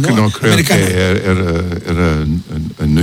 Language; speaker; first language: Spanish; non-native, learner; English